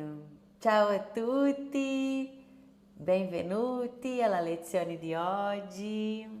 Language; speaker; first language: Italian; non-native, fluent; Portuguese